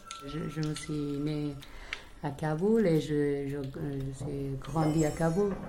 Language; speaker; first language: French; non-native, learner; Persian